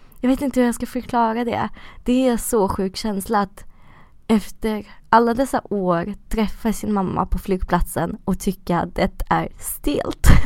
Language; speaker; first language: Swedish; early bilingual, other home language; Russian